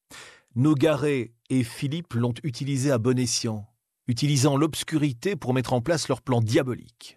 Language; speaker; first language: French; native; French